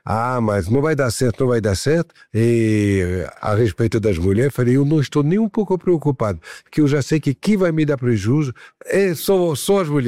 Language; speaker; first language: Portuguese; non-native, fluent; French